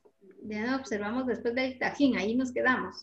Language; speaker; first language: Spanish; native; Spanish